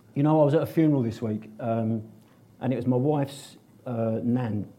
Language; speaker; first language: English; native; English